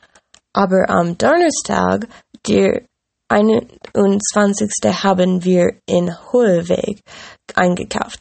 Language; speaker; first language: German; non-native, learner; English